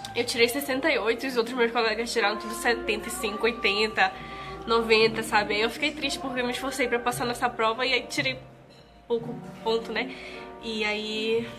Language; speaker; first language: Portuguese; native; Portuguese